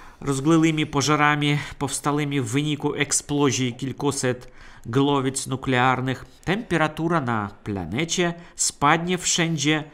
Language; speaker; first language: Polish; non-native, fluent; Russian